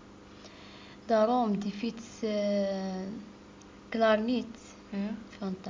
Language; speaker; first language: Dutch; non-native, learner; Arabic